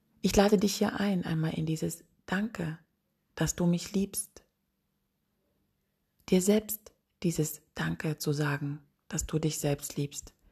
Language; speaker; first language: German; native; German